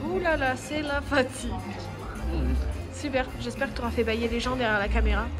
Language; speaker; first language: French; native; French